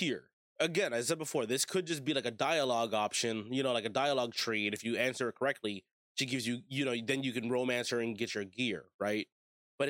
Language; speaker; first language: English; native; English